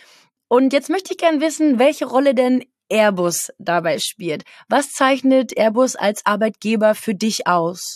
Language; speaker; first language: German; native; German